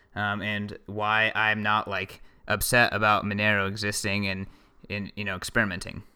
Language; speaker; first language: English; native; English